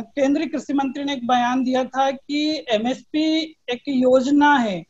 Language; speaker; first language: Hindi; native; Hindi